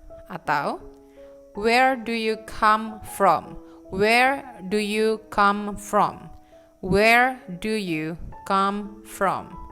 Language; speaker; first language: English; non-native, fluent; Indonesian